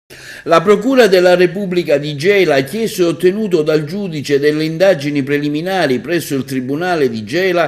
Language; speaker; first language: Italian; native; Italian